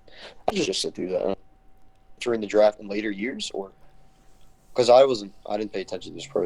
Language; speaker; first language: English; native; English